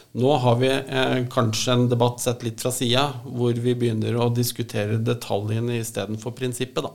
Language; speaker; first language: Norwegian; native; Norwegian